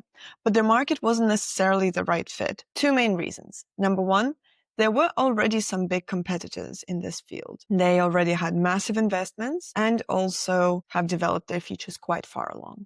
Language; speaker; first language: English; non-native, fluent; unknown